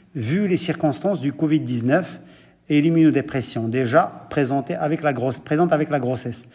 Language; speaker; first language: French; non-native, local second language; Arabic